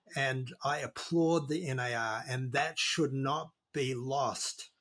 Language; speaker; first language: English; native; English